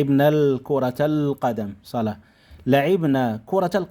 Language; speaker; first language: Arabic; non-native, fluent; Indonesian